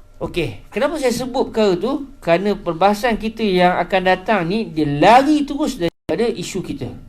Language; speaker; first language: Malay; native; Malay